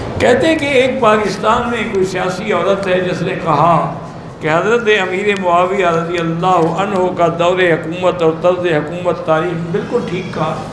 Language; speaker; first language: Urdu; early bilingual, heritage; Urdu